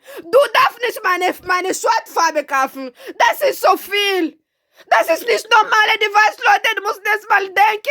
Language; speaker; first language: German; non-native, learner; Lingala